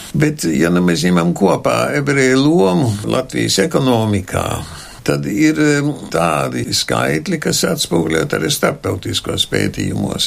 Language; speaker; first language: Latvian; non-native, local second language; German